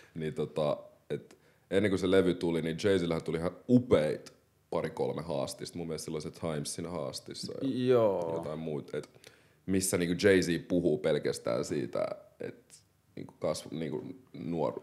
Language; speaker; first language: Finnish; native; Finnish